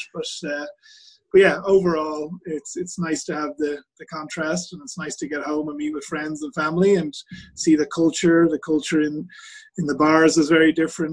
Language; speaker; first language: English; native; English